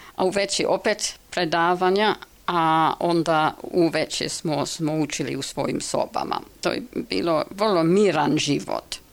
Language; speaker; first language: Serbian; non-native, fluent; English